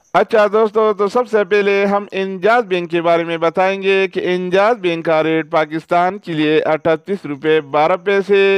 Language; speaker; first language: Urdu; non-native, local second language; Pashto